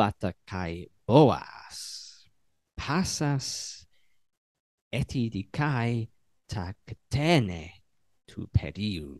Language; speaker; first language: Greek; non-native, learner; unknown